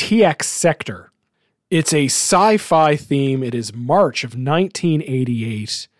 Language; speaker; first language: English; native; English